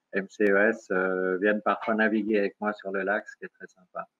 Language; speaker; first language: French; native; French